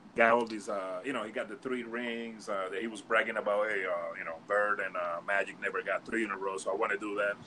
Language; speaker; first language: English; early bilingual, other home language; Spanish